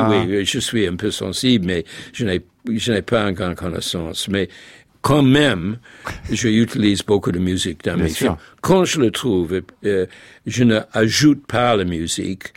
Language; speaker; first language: French; non-native, fluent; English